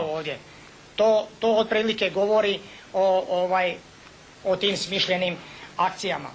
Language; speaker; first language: Bosnian; native; Bosnian